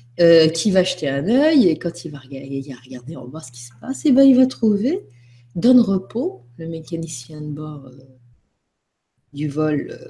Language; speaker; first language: French; native; French